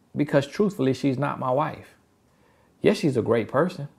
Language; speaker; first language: English; native; English